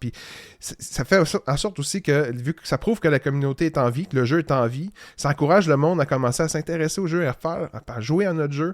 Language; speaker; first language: French; native; French